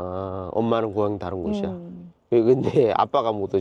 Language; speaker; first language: Korean; native; Korean